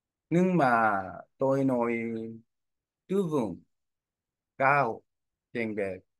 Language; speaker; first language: Vietnamese; non-native, learner; Korean